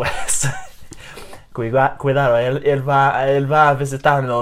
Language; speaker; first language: Spanish; non-native, learner; English